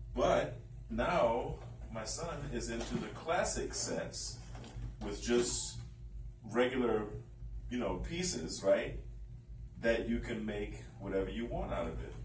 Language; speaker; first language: English; native; English